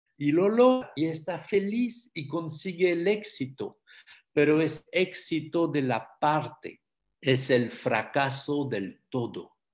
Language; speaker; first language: Spanish; non-native, fluent; French